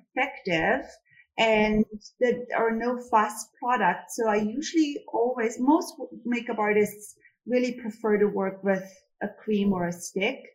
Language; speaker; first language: English; non-native, fluent; German